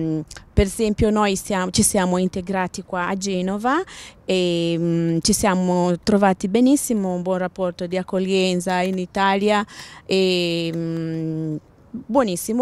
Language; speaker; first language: Italian; non-native, fluent; Swahili